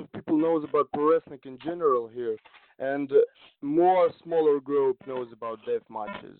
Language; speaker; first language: English; non-native, learner; Russian